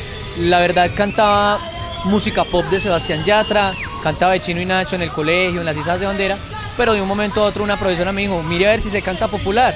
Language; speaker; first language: Spanish; native; Spanish